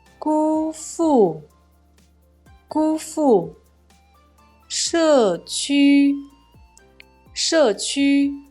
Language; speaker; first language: Chinese; native; Chinese